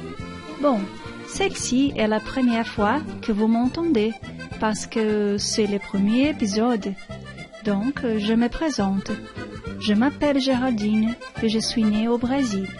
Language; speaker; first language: French; non-native, learner; Portuguese